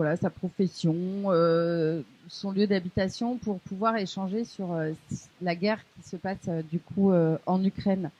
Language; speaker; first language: French; native; French